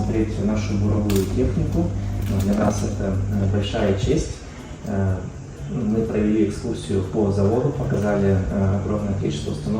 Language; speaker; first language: Russian; native; Russian